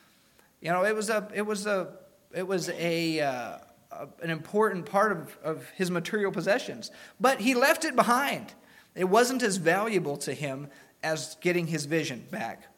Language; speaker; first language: English; native; English